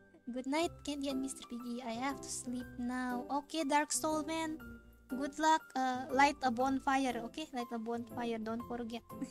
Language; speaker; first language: English; non-native, fluent; Indonesian